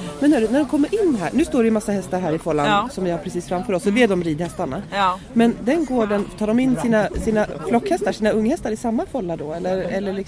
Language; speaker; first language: Swedish; native; Swedish